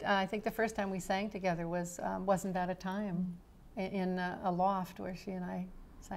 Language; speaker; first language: English; native; English